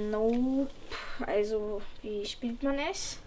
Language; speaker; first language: German; early bilingual, other home language; Russian